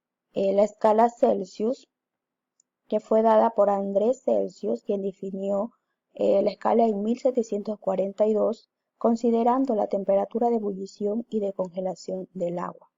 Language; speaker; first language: Spanish; native; Spanish